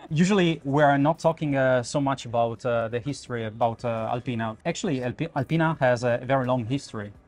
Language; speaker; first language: English; non-native, fluent; Italian